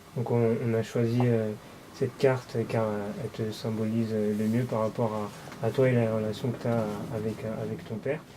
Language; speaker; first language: French; native; French